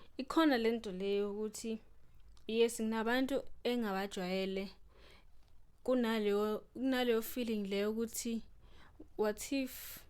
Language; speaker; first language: Zulu; native; Zulu